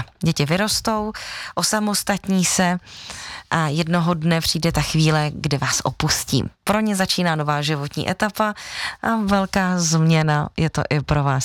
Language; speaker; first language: Czech; native; Czech